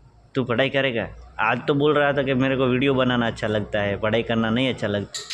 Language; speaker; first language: Hindi; non-native, local second language; Gujarati